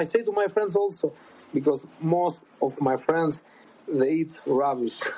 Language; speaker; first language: English; non-native, fluent; Albanian